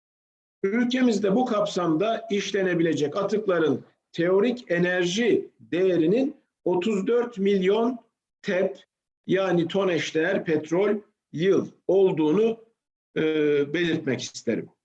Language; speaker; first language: Turkish; native; Turkish